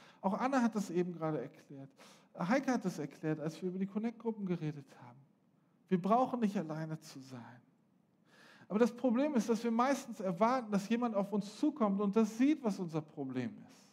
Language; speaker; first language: German; native; German